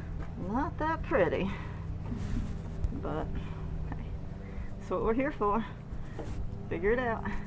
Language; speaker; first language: English; native; English